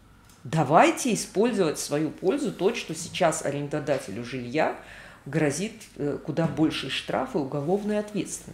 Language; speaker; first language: Russian; native; Russian